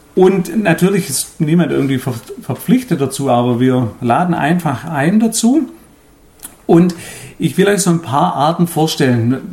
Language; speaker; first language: German; native; German